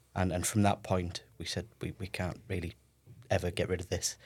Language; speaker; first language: English; native; English